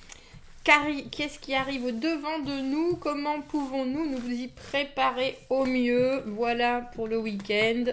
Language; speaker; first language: French; native; French